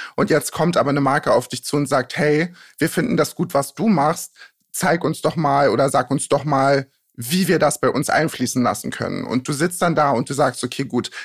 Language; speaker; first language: German; native; German